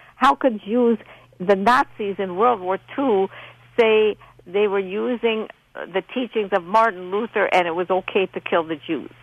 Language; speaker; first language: English; non-native, fluent; Polish